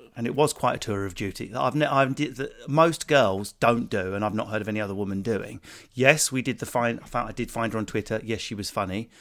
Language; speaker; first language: English; native; English